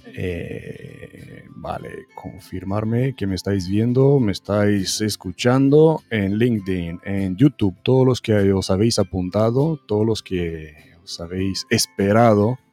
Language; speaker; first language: Spanish; non-native, fluent; Romanian